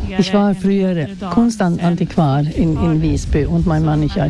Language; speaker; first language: German; non-native, fluent; Swedish